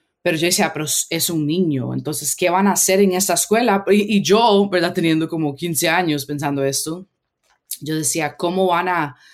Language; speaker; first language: Spanish; early bilingual, heritage; Spanish